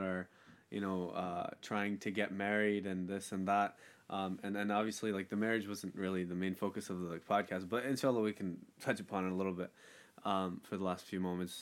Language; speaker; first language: English; native; English